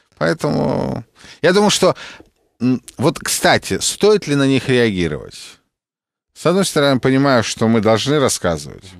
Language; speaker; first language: Russian; native; Russian